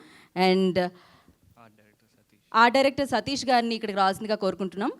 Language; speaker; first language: Telugu; native; Telugu